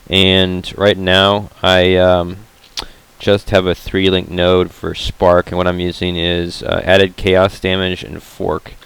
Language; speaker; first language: English; native; English